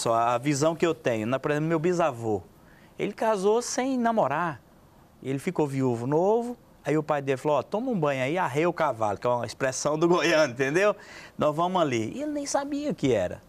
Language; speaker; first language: Portuguese; native; Portuguese